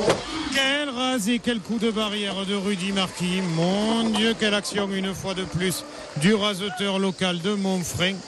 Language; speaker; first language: French; native; French